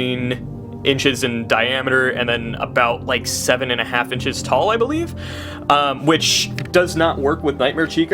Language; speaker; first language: English; native; English